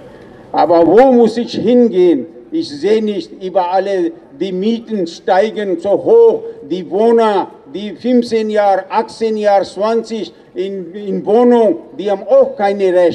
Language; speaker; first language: German; non-native, learner; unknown